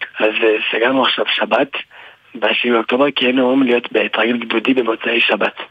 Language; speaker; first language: Hebrew; early bilingual, other home language; French